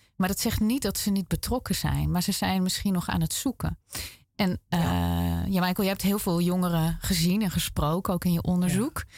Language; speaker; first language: Dutch; native; Dutch